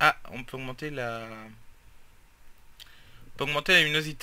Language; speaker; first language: French; native; French